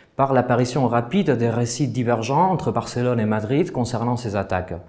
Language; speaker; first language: French; non-native, fluent; Spanish